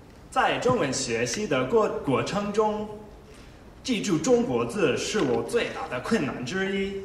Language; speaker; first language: Chinese; non-native, learner; English